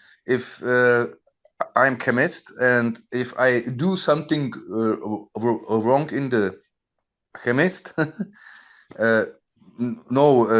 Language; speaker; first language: English; non-native, learner; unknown